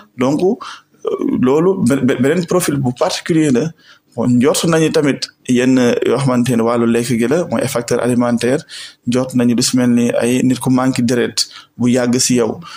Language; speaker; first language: Wolof; native; Wolof